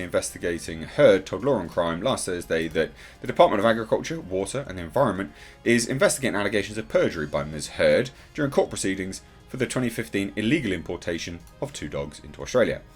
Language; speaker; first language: English; native; English